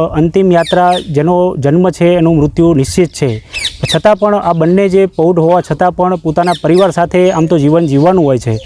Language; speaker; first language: Gujarati; native; Gujarati